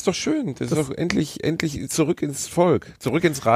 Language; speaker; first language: German; native; German